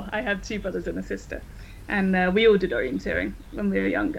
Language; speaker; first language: English; native; English